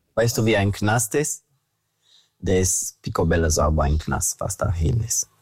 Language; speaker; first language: German; non-native, learner; Romanian